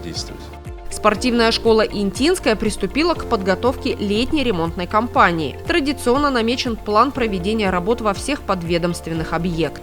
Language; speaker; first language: Russian; native; Russian